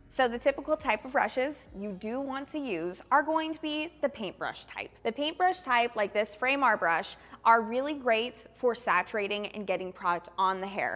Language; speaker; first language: English; native; English